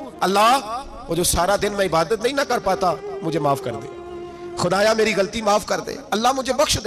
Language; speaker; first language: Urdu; non-native, local second language; Punjabi